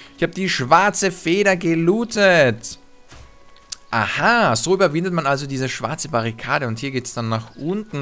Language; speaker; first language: German; native; German